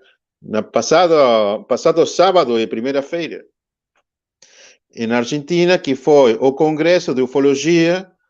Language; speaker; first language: Portuguese; non-native, fluent; Spanish